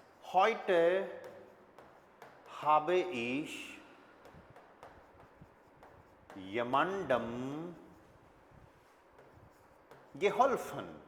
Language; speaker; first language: German; non-native, fluent; Hindi